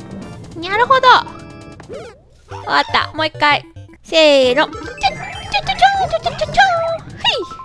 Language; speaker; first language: Japanese; native; Japanese